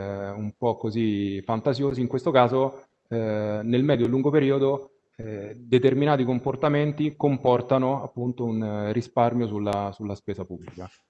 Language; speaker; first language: Italian; native; Italian